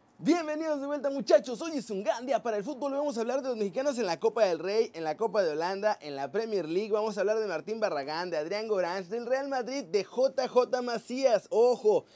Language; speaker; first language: Spanish; native; Spanish